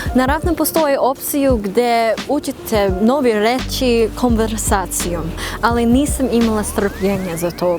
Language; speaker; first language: Serbian; non-native, learner; English